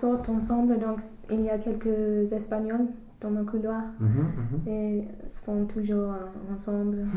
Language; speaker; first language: French; non-native, learner; English